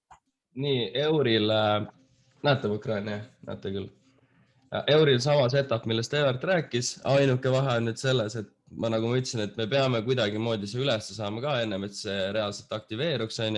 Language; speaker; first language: Estonian; native; Estonian